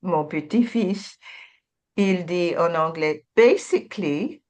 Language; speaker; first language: French; non-native, learner; English